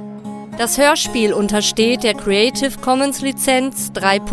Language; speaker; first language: German; native; German